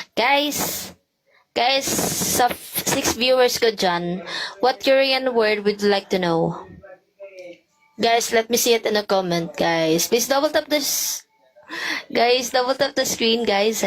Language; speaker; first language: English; non-native, local second language; Filipino